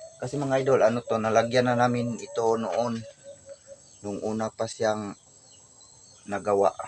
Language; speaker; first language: Filipino; non-native, local second language; Cebuano